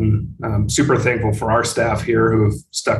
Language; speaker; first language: English; native; English